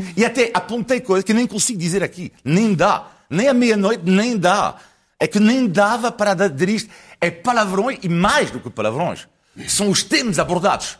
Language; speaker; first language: Portuguese; non-native, fluent; French